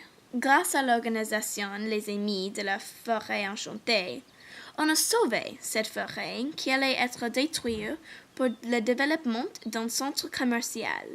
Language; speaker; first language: French; non-native, learner; English